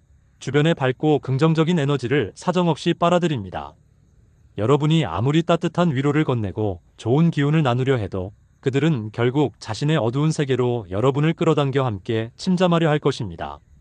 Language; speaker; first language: Korean; native; Korean